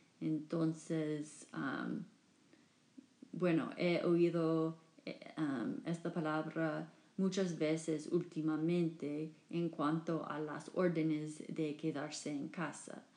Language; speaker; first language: Spanish; non-native, fluent; English